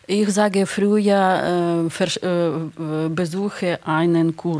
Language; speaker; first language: German; non-native, learner; Ukrainian